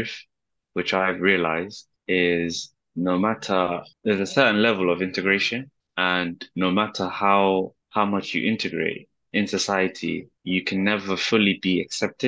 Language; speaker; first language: English; native; English